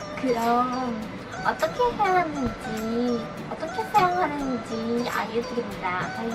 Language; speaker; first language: Korean; non-native, learner; Indonesian